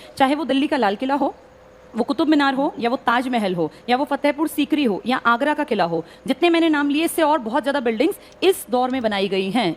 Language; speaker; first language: Hindi; native; Hindi